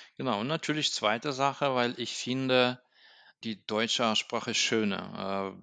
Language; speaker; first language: German; non-native, fluent; Russian